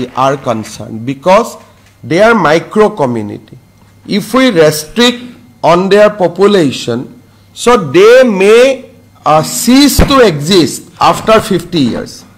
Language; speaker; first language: English; non-native, local second language; Assamese